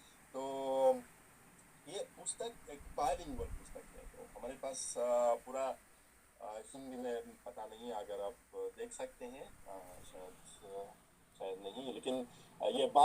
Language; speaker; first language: Hindi; non-native, fluent; Russian